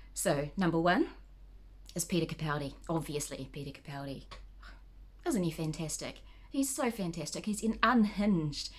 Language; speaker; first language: English; native; English